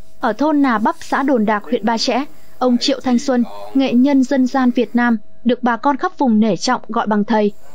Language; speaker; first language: Vietnamese; native; Vietnamese